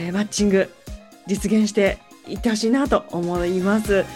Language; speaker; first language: Japanese; native; Japanese